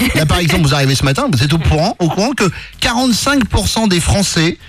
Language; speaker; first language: French; native; French